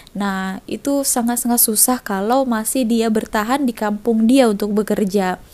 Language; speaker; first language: Indonesian; native; Indonesian